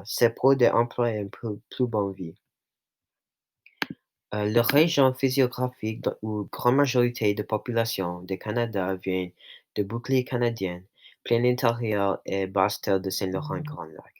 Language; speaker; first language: French; non-native, local second language; English